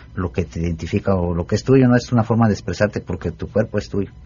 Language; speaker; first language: Spanish; native; Spanish